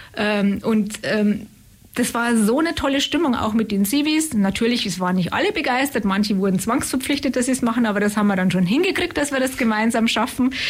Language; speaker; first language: German; native; German